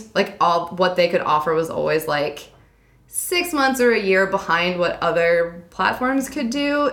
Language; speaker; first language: English; native; English